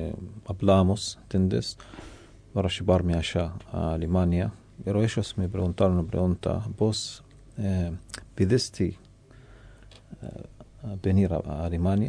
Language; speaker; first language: Spanish; non-native, learner; Arabic